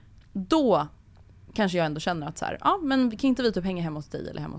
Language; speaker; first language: Swedish; native; Swedish